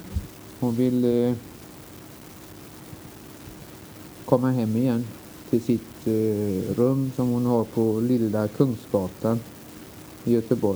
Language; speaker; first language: Swedish; native; Swedish